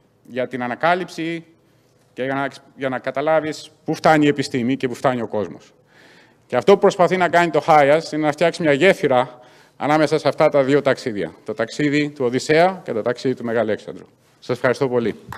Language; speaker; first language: Greek; native; Greek